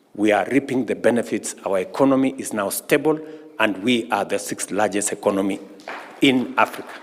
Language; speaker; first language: English; non-native, local second language; Swahili